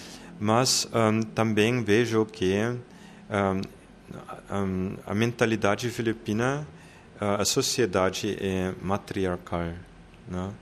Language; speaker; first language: Portuguese; non-native, fluent; German